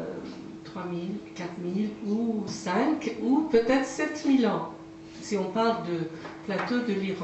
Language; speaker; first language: French; non-native, fluent; Persian